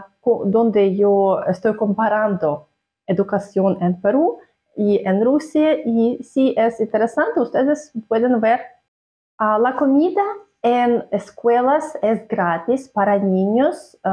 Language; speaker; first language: Spanish; non-native, fluent; Russian